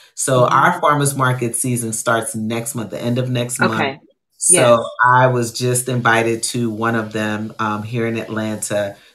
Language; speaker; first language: English; native; English